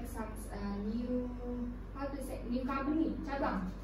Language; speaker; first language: English; non-native, learner; Indonesian